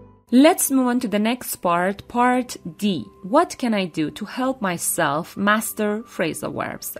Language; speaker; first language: English; non-native, fluent; Persian